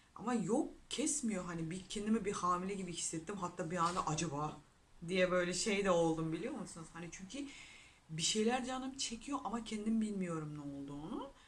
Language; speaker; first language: Turkish; non-native, fluent; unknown